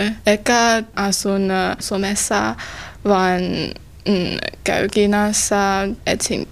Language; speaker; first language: Finnish; non-native, learner; Chinese